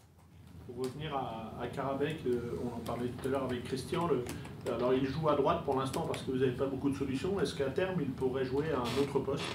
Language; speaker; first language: French; native; French